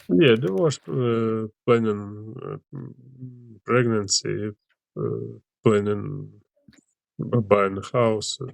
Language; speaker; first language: English; non-native, learner; Ukrainian